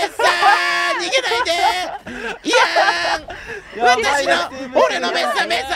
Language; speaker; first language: Japanese; native; Japanese